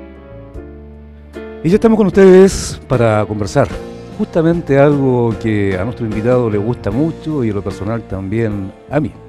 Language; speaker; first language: Spanish; native; Spanish